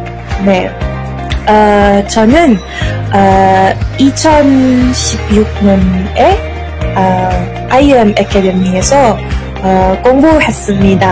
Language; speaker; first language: Korean; non-native, learner; French